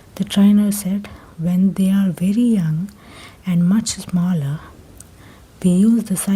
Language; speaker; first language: English; non-native, local second language; Kannada